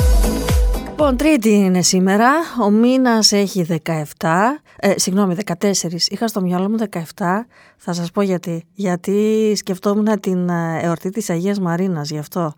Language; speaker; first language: Greek; native; Greek